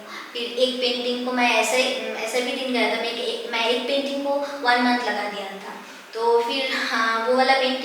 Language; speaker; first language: Hindi; non-native, local second language; Bangla